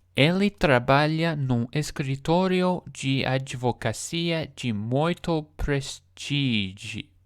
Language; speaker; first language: Portuguese; non-native, learner; English